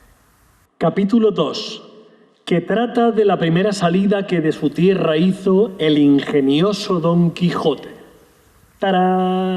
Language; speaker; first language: Spanish; native; Spanish